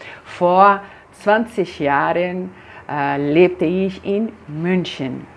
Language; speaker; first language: German; non-native, fluent; Portuguese